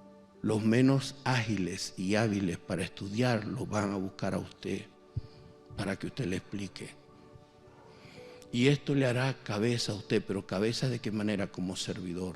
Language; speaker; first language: Spanish; native; Spanish